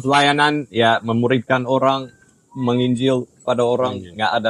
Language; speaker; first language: Indonesian; non-native, fluent; English